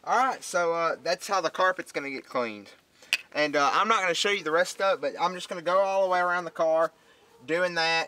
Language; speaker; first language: English; native; English